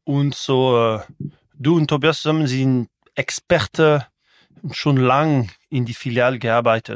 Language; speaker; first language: German; non-native, local second language; French